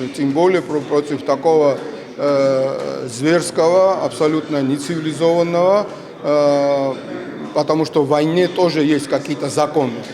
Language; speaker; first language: Russian; non-native, local second language; Georgian